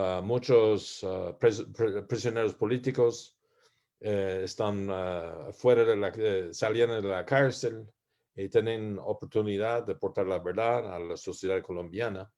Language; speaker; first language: Spanish; non-native, learner; English